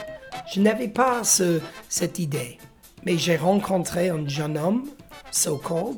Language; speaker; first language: French; non-native, fluent; English